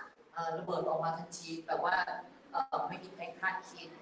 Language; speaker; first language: Thai; native; Thai